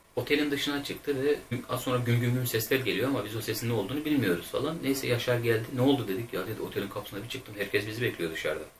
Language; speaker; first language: Turkish; native; Turkish